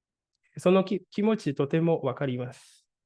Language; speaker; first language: Japanese; non-native, fluent; Indonesian